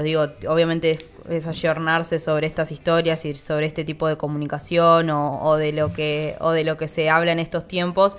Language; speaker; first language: Spanish; native; Spanish